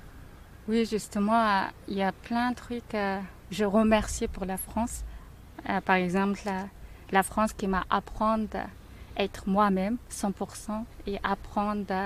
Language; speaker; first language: French; non-native, learner; Mongolian